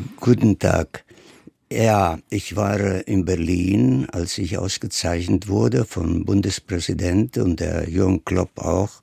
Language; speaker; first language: German; non-native, fluent; Italian